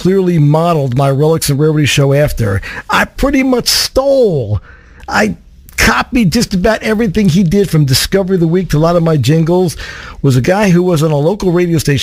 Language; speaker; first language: English; native; English